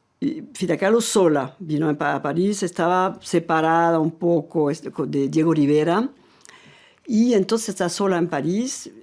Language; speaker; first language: Spanish; non-native, fluent; French